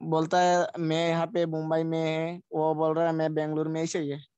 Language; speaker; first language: Hindi; non-native, local second language; Sylheti